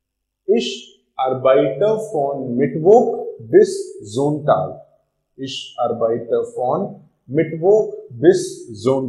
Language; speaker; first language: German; non-native, learner; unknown